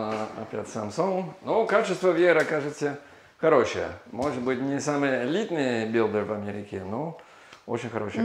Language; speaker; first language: Russian; non-native, learner; English